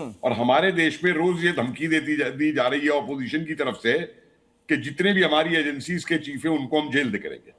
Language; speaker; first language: Hindi; native; Hindi